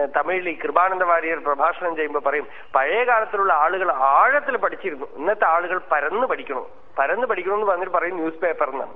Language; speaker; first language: Malayalam; non-native, local second language; Tamil